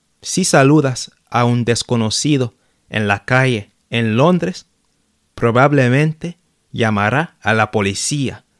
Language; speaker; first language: Spanish; non-native, fluent; English